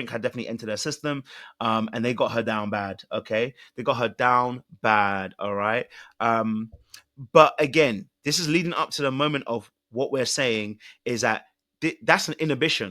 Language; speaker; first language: English; native; English